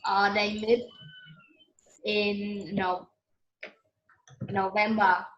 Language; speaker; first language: English; non-native, learner; Vietnamese